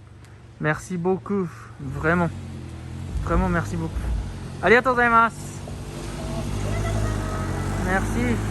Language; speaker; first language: French; non-native, fluent; Japanese